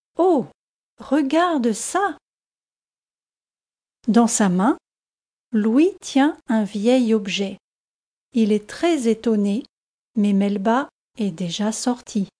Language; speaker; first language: French; native; French